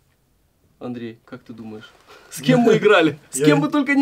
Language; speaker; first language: Russian; native; Russian